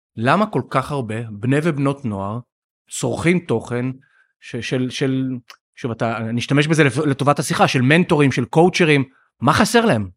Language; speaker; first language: Hebrew; native; Hebrew